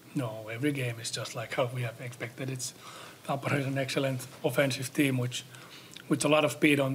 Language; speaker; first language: English; non-native, fluent; Finnish